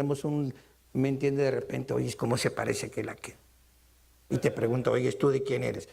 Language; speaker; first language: Spanish; early bilingual, heritage; Spanish